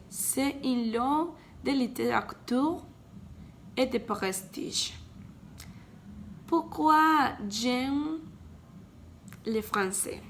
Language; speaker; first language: French; non-native, learner; Spanish